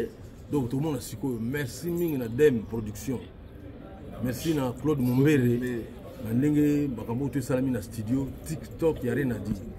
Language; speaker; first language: French; non-native, local second language; Lingala